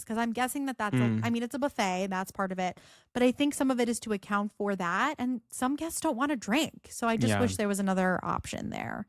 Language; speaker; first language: English; native; English